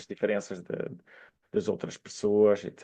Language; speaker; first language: Portuguese; non-native, fluent; Italian